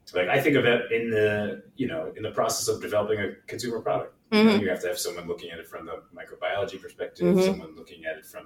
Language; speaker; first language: English; native; English